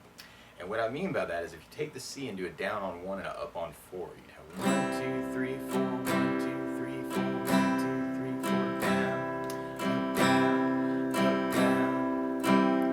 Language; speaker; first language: English; native; English